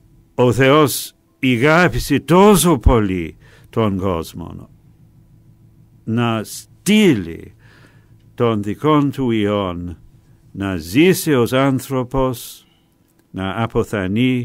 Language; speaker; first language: Greek; non-native, fluent; English